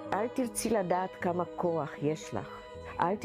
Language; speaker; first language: Hebrew; non-native, fluent; Czech